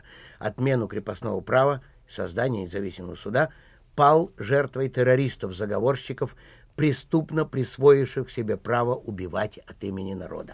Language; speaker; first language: Russian; native; Russian